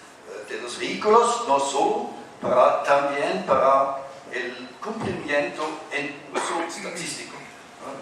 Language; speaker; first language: Spanish; non-native, fluent; German